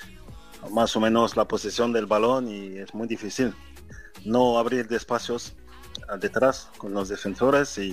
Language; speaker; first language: Spanish; non-native, fluent; French